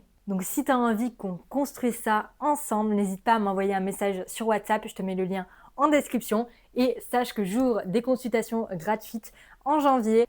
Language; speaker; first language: French; native; French